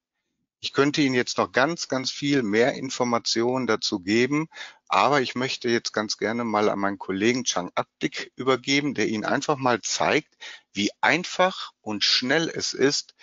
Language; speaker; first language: German; native; German